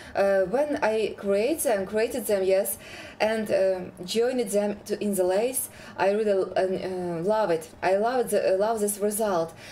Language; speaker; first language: English; non-native, fluent; Ukrainian